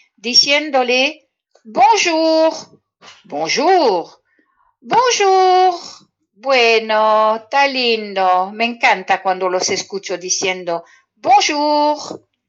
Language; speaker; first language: Spanish; non-native, fluent; French